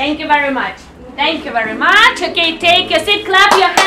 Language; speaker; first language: English; non-native, fluent; Ukrainian